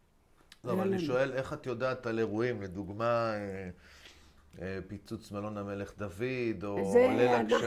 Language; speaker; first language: Hebrew; native; Hebrew